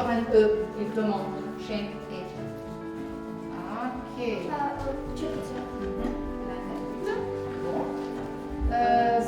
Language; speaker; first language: French; non-native, fluent; Slovenian